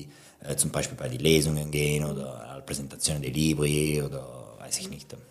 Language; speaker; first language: German; non-native, local second language; Italian